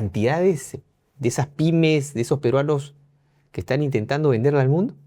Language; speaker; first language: Spanish; native; Spanish